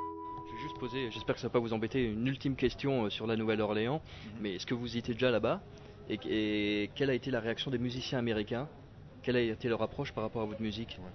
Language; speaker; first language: French; native; French